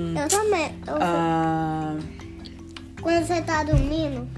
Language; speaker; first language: Portuguese; early bilingual, heritage; Portuguese